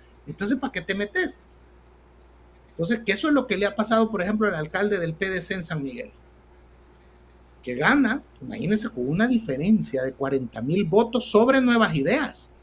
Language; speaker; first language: Spanish; native; Spanish